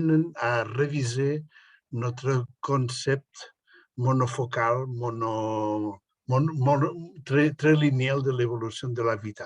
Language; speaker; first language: French; non-native, fluent; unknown